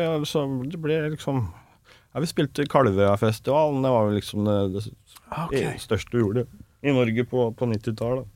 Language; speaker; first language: Norwegian; native; Norwegian